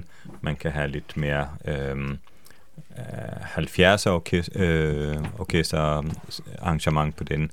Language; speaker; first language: Danish; non-native, fluent; Hebrew